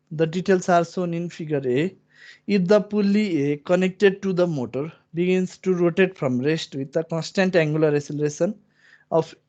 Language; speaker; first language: English; non-native, local second language; Nepali